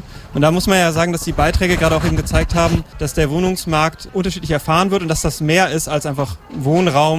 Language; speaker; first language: German; native; German